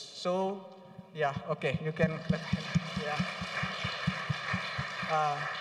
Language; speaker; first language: English; non-native, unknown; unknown